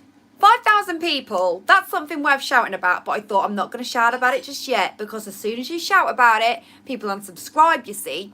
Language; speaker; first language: English; native; English